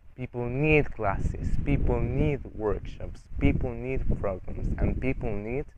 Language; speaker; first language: English; non-native, fluent; Spanish